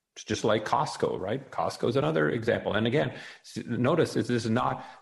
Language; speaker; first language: English; native; English